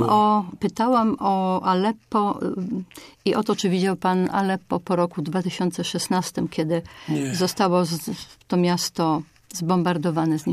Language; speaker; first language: Polish; native; Polish